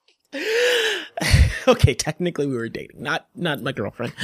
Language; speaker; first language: English; native; English